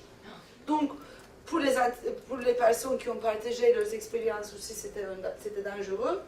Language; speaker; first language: French; non-native, fluent; Turkish